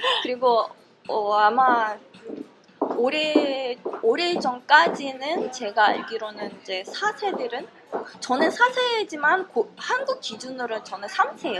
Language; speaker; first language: Korean; non-native, fluent; Russian